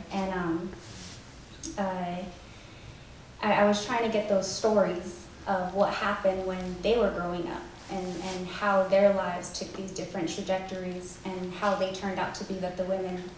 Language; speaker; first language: English; native; English